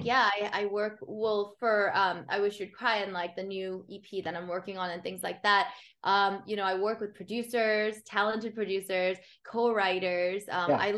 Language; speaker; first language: English; early bilingual, other home language; Korean